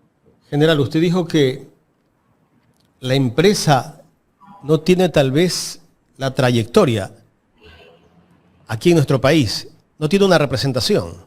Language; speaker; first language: Spanish; native; Spanish